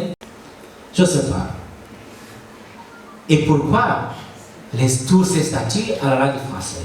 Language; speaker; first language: French; non-native, local second language; Rundi